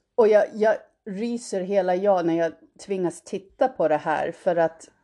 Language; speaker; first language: Swedish; early bilingual, heritage; Swedish